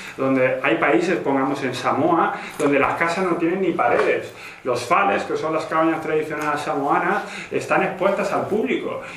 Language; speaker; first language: Spanish; native; Spanish